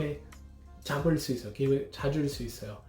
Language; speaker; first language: Korean; non-native, learner; English